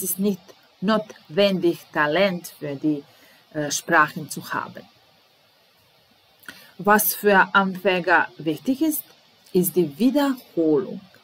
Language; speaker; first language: German; non-native, fluent; Serbian